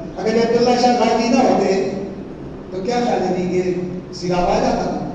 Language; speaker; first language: Urdu; non-native, local second language; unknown